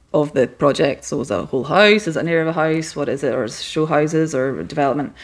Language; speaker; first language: English; native; English